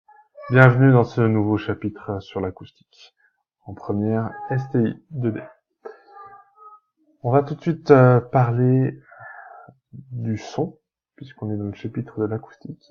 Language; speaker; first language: French; native; French